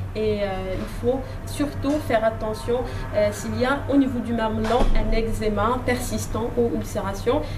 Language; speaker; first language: French; non-native, local second language; Arabic